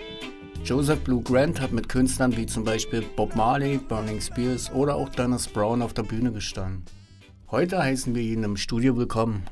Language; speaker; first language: German; native; German